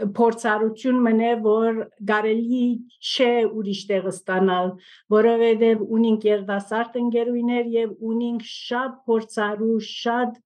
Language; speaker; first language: Armenian; native; Armenian